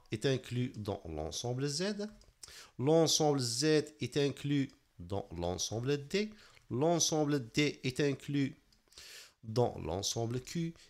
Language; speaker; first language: French; non-native, local second language; Arabic